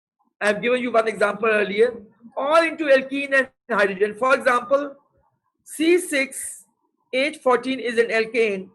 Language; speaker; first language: English; non-native, local second language; Urdu